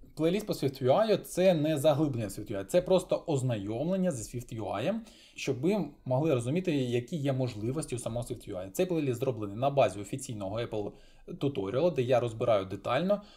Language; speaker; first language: Ukrainian; non-native, local second language; Russian